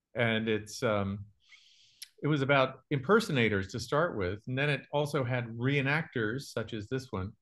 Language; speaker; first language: English; native; English